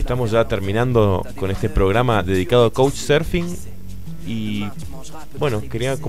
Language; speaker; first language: Spanish; native; Spanish